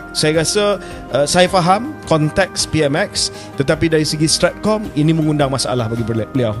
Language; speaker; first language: Malay; native; Malay